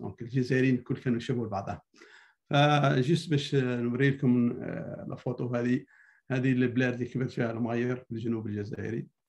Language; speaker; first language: Arabic; native; Arabic